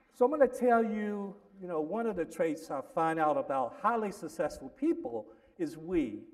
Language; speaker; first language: English; native; English